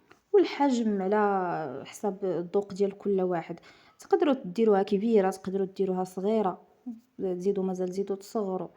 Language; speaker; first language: Arabic; native; Arabic